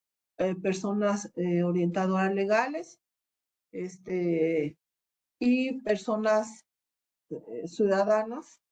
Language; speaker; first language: Spanish; native; Spanish